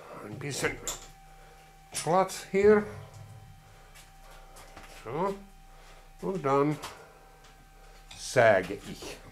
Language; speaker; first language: German; non-native, learner; Finnish